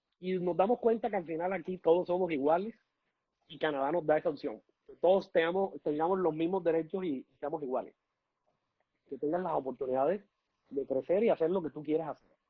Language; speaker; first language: Spanish; native; Spanish